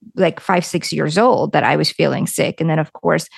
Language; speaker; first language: English; early bilingual, other home language; Lithuanian